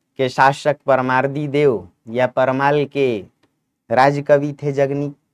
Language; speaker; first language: Hindi; native; Hindi